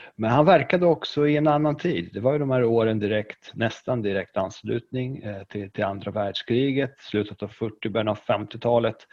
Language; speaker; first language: Swedish; non-native, fluent; Polish